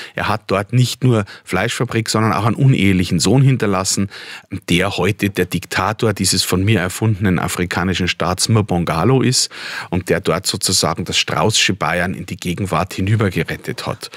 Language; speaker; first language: German; native; German